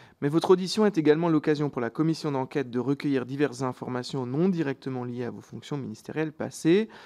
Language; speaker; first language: French; native; French